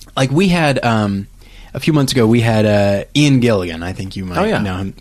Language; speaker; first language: English; native; English